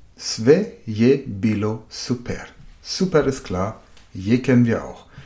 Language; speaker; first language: German; native; German